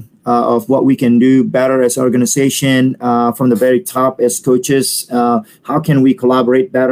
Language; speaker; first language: English; non-native, fluent; Indonesian